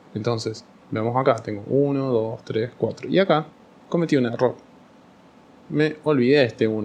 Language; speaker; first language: Spanish; native; Spanish